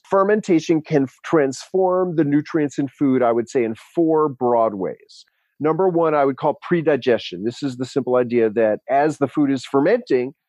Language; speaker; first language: English; native; English